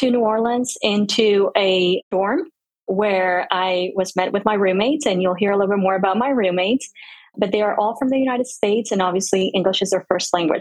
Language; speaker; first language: English; non-native, fluent; Spanish